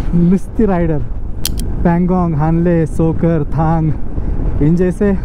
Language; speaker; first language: Hindi; non-native, local second language; Marathi